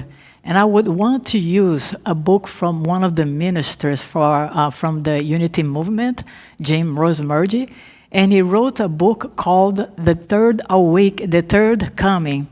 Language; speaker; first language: English; non-native, fluent; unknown